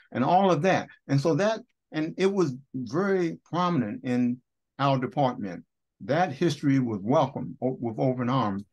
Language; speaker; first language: English; native; English